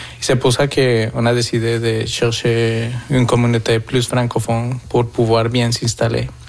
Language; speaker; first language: French; non-native, fluent; Spanish